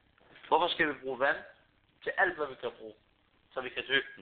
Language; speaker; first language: Danish; non-native, fluent; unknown